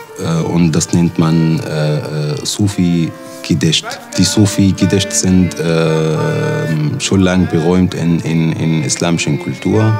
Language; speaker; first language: German; non-native, learner; Arabic